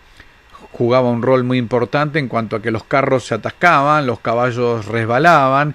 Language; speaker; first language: Spanish; native; Spanish